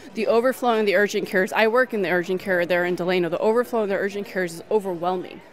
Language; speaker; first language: English; native; English